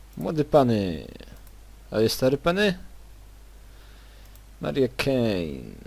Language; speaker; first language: Polish; native; Polish